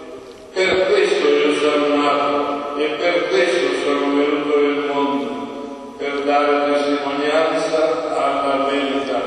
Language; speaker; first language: Italian; native; Italian